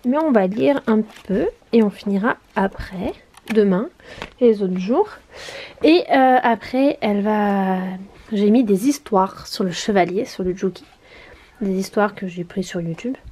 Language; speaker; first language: French; native; French